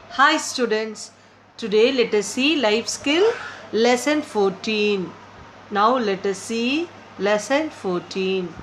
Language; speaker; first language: English; non-native, local second language; Tamil